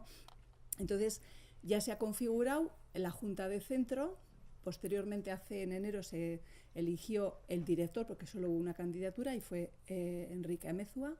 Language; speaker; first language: Spanish; native; Spanish